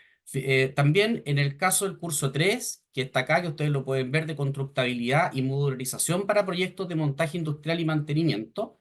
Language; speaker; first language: Spanish; native; Spanish